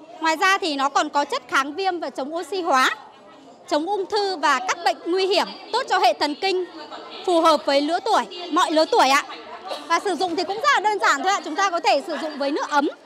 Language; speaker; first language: Vietnamese; native; Vietnamese